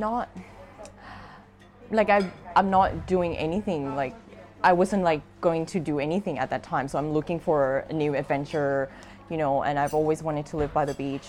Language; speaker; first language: English; non-native, fluent; Thai